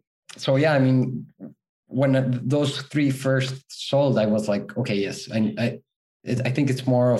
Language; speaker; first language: English; non-native, fluent; Spanish